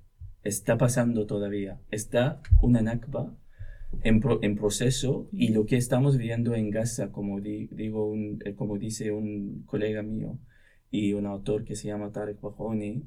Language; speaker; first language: Spanish; non-native, local second language; Arabic